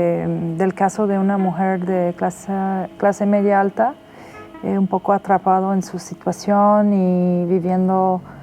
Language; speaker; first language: Spanish; non-native, fluent; Persian